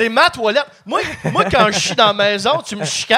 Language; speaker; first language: French; native; French